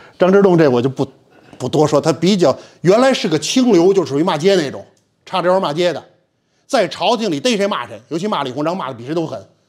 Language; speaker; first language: Chinese; native; Chinese